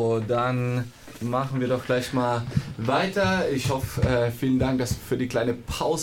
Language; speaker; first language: German; native; German